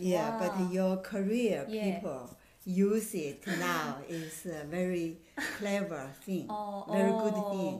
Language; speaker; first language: English; non-native, learner; Chinese